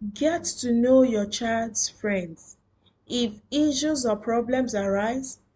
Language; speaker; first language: English; non-native, local second language; Yoruba